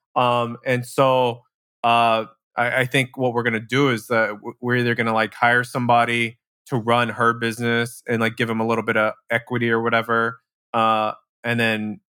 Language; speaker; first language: English; early bilingual, other home language; Filipino